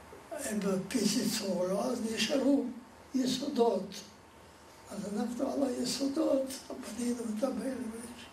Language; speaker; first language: Hebrew; non-native, fluent; Polish